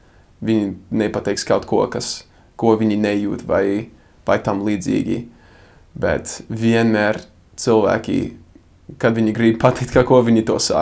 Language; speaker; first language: Latvian; non-native, fluent; English